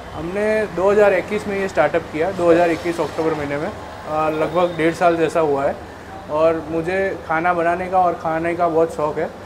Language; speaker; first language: Hindi; non-native, local second language; Gujarati